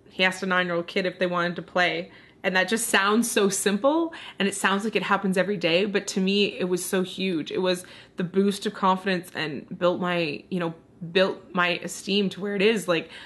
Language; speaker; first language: English; native; English